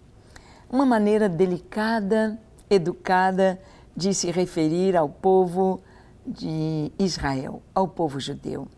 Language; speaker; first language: Portuguese; native; Portuguese